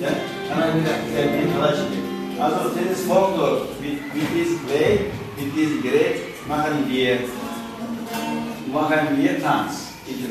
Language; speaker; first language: German; non-native, learner; Turkish